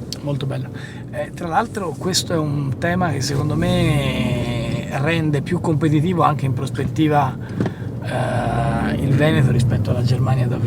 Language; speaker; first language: Italian; native; Italian